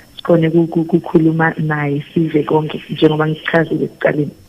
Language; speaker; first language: Zulu; non-native, local second language; Swati